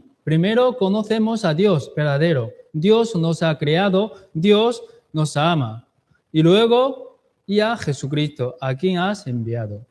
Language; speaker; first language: Spanish; non-native, fluent; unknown